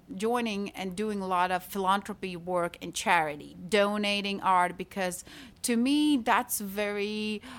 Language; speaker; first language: English; non-native, fluent; Latvian